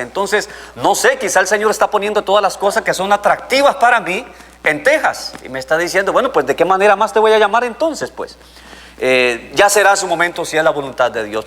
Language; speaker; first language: Spanish; native; Spanish